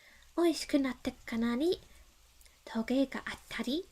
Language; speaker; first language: Japanese; non-native, learner; English